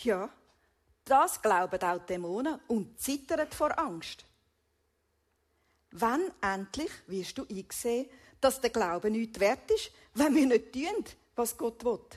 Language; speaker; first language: German; native; German